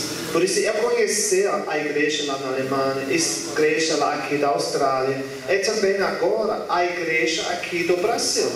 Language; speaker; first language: Portuguese; non-native, learner; German